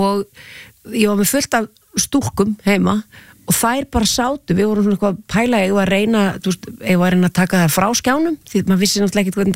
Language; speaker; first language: Icelandic; native; Icelandic